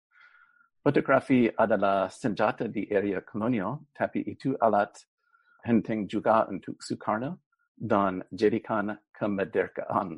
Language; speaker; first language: Indonesian; non-native, fluent; English